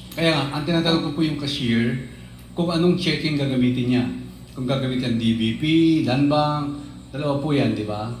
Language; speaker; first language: Filipino; native; Filipino